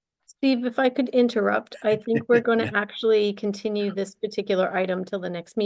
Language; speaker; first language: English; native; English